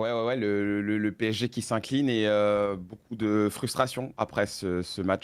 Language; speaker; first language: French; native; French